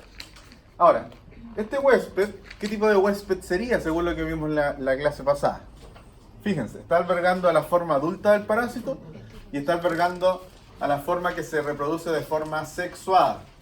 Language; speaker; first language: Spanish; native; Spanish